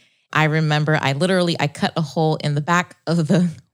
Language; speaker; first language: English; early bilingual, other home language; Spanish